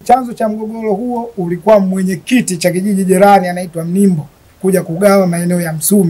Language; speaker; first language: Swahili; native; Swahili